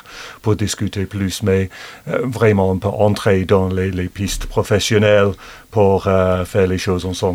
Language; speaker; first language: French; non-native, fluent; English